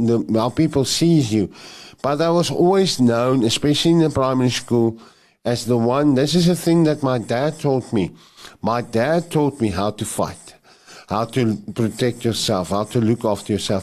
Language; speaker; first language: English; non-native, local second language; Afrikaans